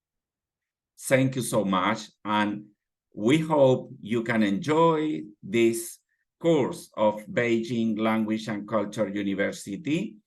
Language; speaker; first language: English; non-native, fluent; Spanish